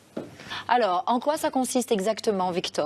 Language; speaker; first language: French; native; French